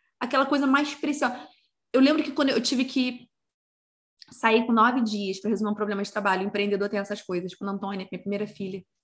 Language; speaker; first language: Portuguese; native; Portuguese